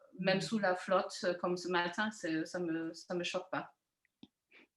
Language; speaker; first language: French; non-native, fluent; German